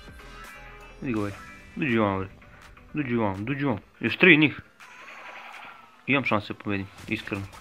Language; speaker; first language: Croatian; early bilingual, heritage; Croatian